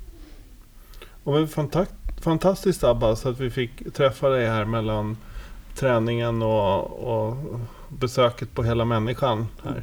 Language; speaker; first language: Swedish; native; Swedish